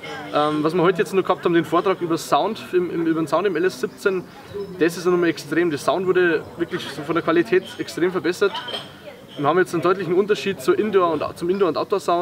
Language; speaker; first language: German; native; German